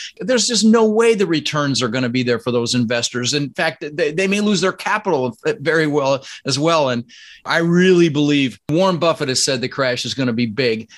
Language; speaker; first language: English; early bilingual, other home language; Dutch